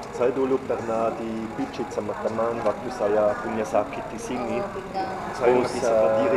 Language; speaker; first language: Indonesian; non-native, fluent; German